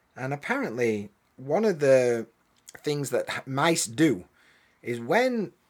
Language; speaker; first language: English; native; English